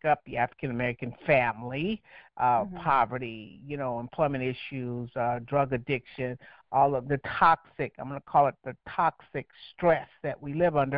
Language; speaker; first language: English; native; English